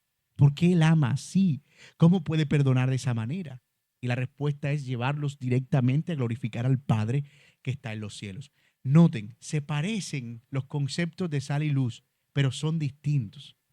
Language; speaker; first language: Spanish; native; Spanish